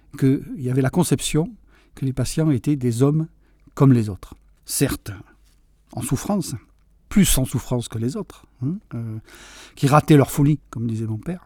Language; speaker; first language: French; early bilingual, other home language; Catalan